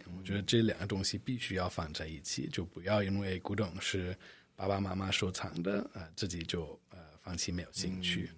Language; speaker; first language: Chinese; non-native, fluent; English